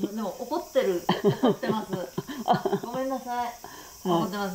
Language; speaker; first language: Japanese; native; Japanese